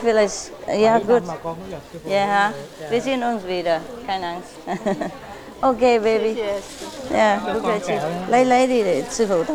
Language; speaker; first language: German; non-native, learner; Vietnamese